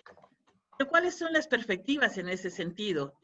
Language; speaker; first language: Spanish; native; Spanish